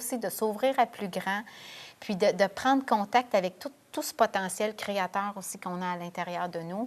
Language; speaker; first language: French; native; French